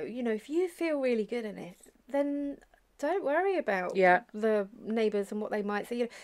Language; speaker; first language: English; native; English